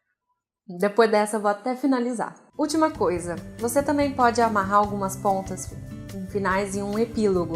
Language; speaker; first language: Portuguese; native; Portuguese